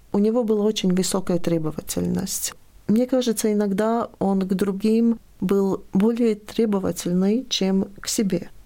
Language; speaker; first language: Russian; non-native, local second language; Latvian